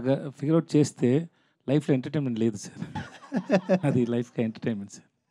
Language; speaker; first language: Telugu; non-native, learner; Tamil